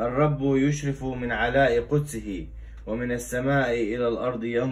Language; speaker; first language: Arabic; native; Arabic